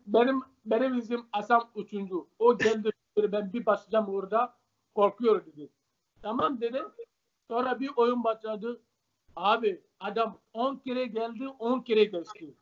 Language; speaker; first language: Turkish; non-native, learner; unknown